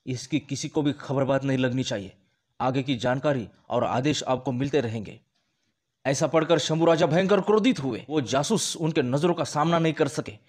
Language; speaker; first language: Hindi; non-native, local second language; Marathi